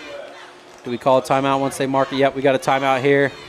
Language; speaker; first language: English; native; English